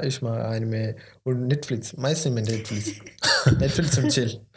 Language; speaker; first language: German; non-native, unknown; Malayalam